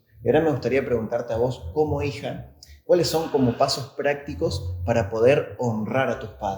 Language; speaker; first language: Spanish; native; Spanish